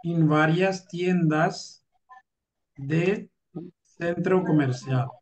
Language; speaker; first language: Spanish; non-native, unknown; Hindi